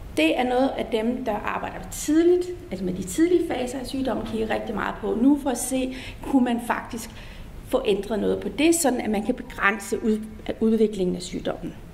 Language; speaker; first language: Danish; native; Danish